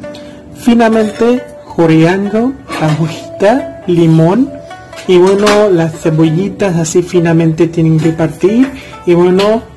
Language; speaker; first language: Spanish; non-native, fluent; Hindi